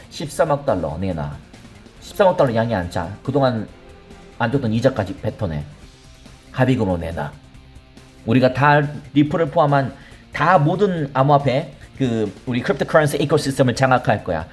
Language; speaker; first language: Korean; native; Korean